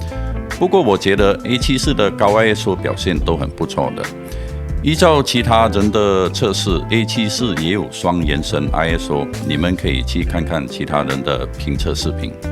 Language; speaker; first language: Chinese; native; Chinese